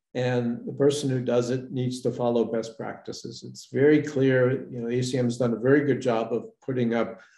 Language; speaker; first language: English; native; English